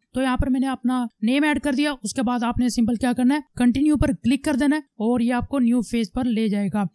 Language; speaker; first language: Urdu; native; Urdu